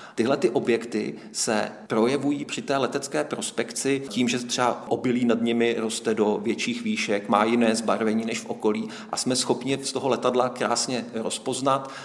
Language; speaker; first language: Czech; native; Czech